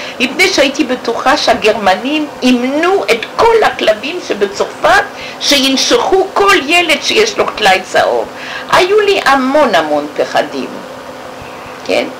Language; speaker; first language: Hebrew; non-native, fluent; French